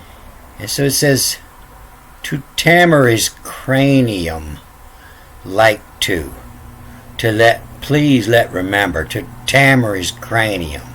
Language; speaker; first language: English; native; English